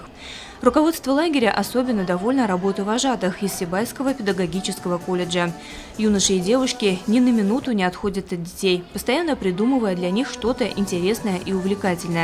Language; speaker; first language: Russian; native; Russian